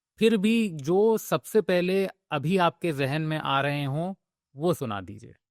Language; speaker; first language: Hindi; native; Hindi